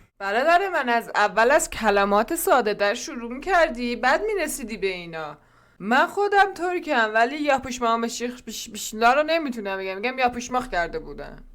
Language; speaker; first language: Persian; non-native, local second language; Azerbaijani